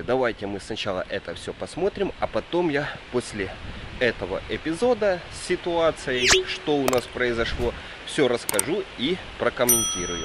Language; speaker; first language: Russian; native; Russian